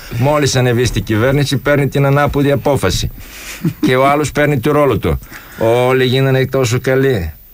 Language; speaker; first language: Greek; non-native, fluent; Polish